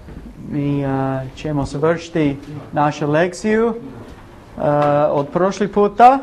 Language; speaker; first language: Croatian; non-native, learner; English